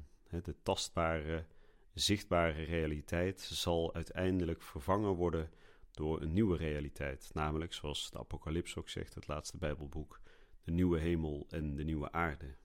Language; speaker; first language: Dutch; native; Dutch